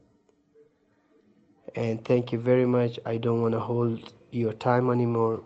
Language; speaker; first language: English; non-native, learner; Persian